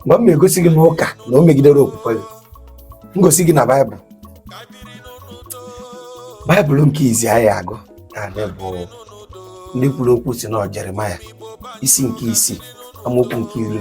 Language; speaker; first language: Igbo; native; Igbo